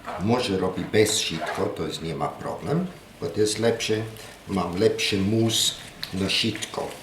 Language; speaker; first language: Polish; non-native, learner; German